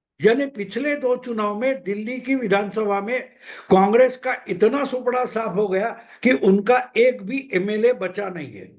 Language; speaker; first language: Hindi; non-native, local second language; Marathi